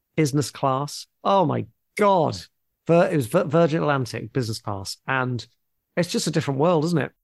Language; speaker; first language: English; native; English